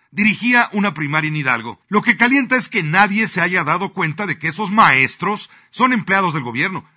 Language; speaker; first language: Spanish; native; Spanish